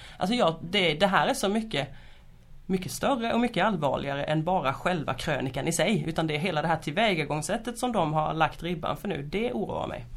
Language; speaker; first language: Swedish; native; Swedish